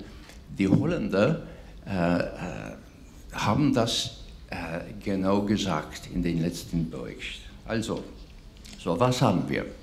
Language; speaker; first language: German; non-native, fluent; English